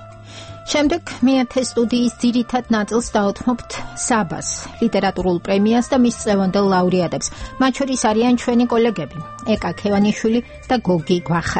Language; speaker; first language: Georgian; native; Georgian